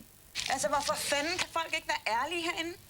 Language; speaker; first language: Danish; native; Danish